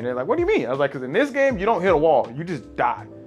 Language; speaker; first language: English; native; English